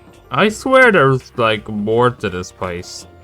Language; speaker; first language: English; native; English